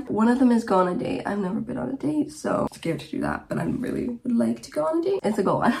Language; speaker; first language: English; early bilingual, other home language; Romanian